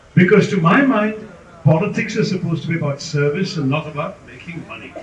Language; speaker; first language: English; non-native, local second language; Malayalam